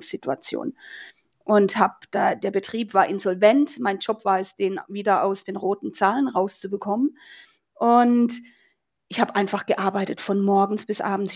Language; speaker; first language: German; native; German